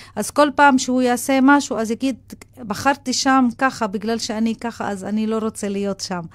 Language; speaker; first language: Hebrew; non-native, local second language; Arabic